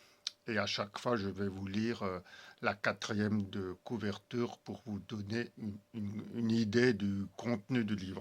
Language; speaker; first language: French; native; French